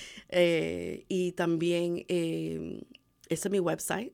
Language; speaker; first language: Spanish; early bilingual, heritage; Spanish